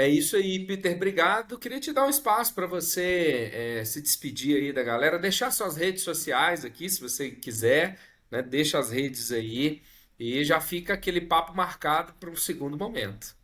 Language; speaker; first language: Portuguese; native; Portuguese